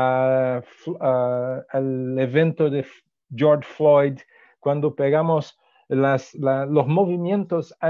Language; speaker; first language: Spanish; non-native, fluent; Portuguese